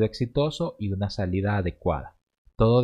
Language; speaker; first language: Spanish; native; Spanish